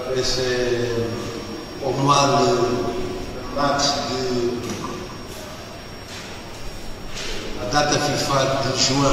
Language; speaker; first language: French; non-native, learner; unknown